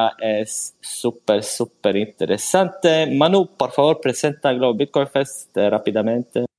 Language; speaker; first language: Spanish; non-native, fluent; Swedish